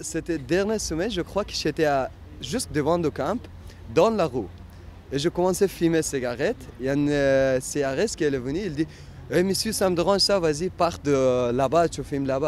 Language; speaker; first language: French; non-native, learner; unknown